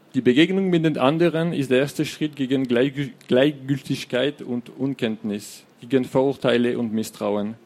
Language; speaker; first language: German; non-native, fluent; French